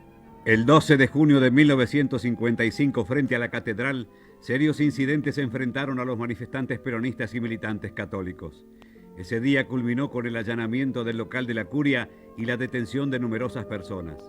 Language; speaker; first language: Spanish; native; Spanish